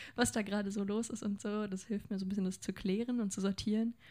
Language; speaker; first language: German; native; German